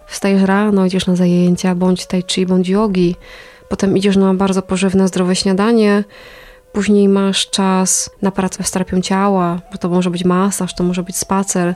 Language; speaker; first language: Polish; native; Polish